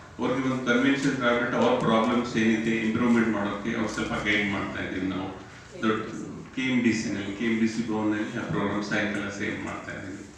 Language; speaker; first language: Kannada; non-native, local second language; Urdu